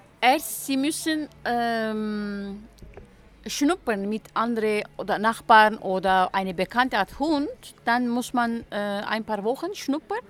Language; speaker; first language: German; non-native, learner; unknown